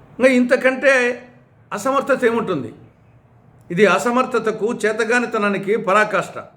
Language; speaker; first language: Telugu; native; Telugu